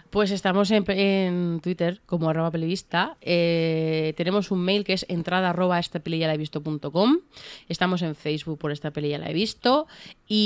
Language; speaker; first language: Spanish; native; Spanish